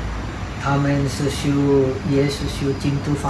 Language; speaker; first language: Chinese; non-native, fluent; Czech